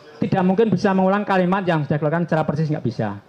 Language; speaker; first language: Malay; non-native, local second language; Javanese